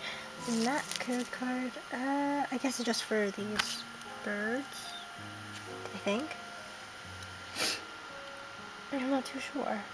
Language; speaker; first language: English; native; English